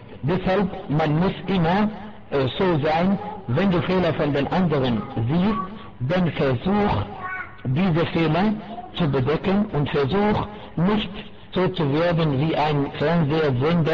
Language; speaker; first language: German; non-native, fluent; Arabic